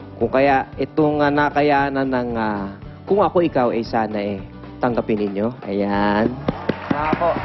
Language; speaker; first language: Filipino; native; Filipino